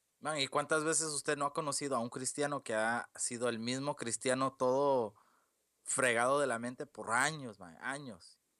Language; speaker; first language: Spanish; early bilingual, heritage; Spanish